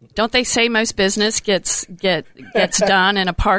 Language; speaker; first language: English; native; English